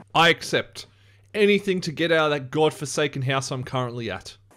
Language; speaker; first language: English; native; English